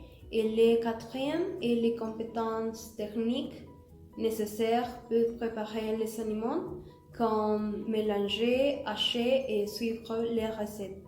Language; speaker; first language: French; non-native, learner; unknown